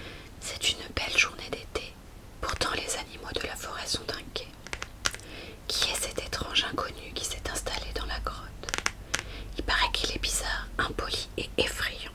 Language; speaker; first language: French; native; French